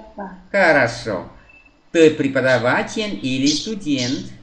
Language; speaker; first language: Russian; non-native, fluent; Vietnamese